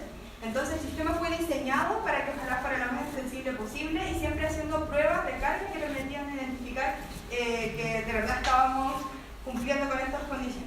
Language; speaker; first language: Spanish; native; Spanish